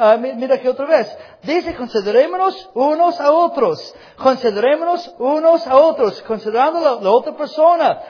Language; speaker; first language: Spanish; non-native, fluent; English